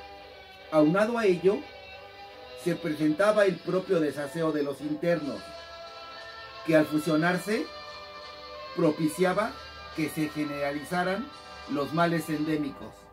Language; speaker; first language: Spanish; native; Spanish